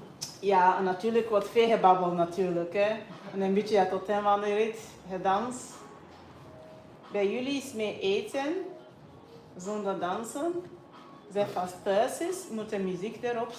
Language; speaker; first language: Dutch; non-native, fluent; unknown